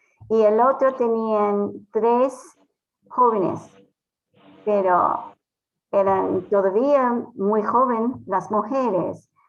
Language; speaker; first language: Spanish; non-native, fluent; English